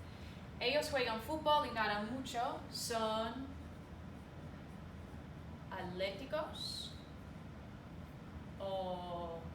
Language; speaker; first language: Spanish; non-native, fluent; English